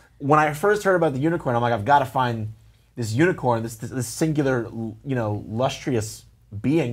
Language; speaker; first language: English; native; English